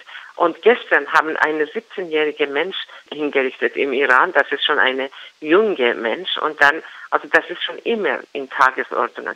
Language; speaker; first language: German; non-native, learner; Persian